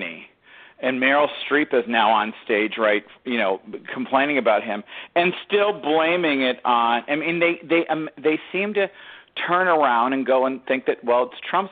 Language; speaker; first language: English; native; English